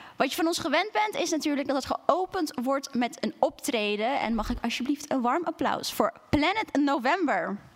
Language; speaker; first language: Dutch; native; Dutch